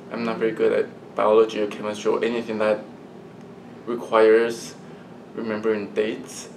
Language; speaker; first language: English; early bilingual, other home language; Chinese